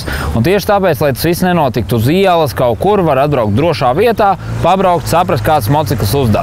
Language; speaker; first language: Latvian; native; Latvian